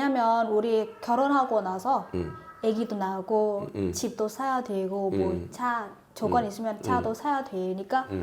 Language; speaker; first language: Korean; non-native, fluent; Vietnamese